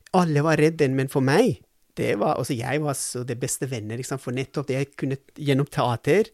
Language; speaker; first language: Norwegian; non-native, fluent; Persian